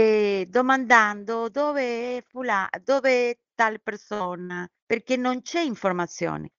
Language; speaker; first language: Italian; non-native, fluent; Spanish